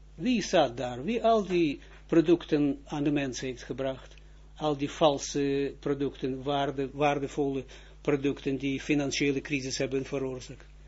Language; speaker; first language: Dutch; non-native, fluent; Russian